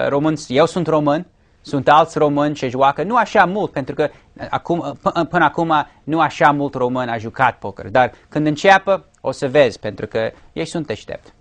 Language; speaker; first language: Romanian; early bilingual, heritage; English